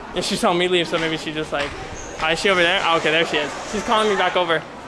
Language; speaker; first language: English; native; English